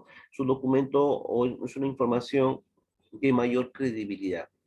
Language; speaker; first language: Spanish; native; Spanish